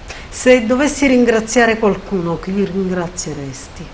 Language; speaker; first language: Italian; native; Italian